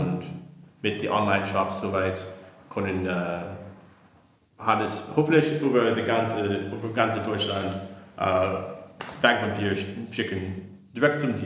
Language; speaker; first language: German; non-native, learner; English